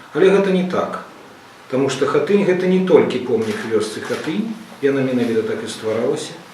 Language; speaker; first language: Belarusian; non-native, local second language; Russian